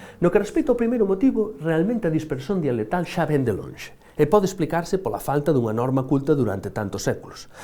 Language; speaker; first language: Galician; native; Galician